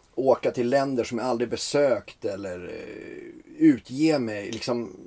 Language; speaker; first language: Swedish; early bilingual, other home language; Finnish